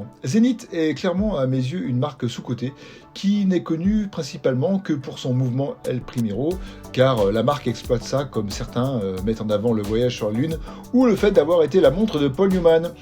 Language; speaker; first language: French; native; French